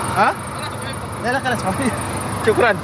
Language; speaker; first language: Arabic; non-native, learner; Filipino